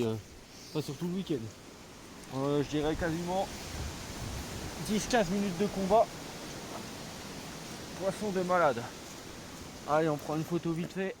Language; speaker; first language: French; native; French